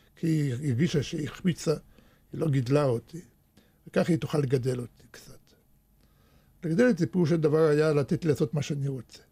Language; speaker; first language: Hebrew; early bilingual, other home language; Russian